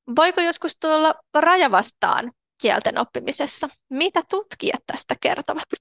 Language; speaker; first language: Finnish; non-native, fluent; Russian